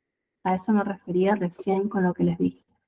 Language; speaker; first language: Spanish; native; Spanish